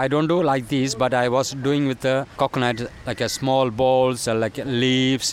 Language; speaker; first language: English; non-native, local second language; Malayalam